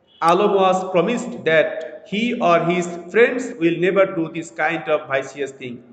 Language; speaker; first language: English; non-native, local second language; Bangla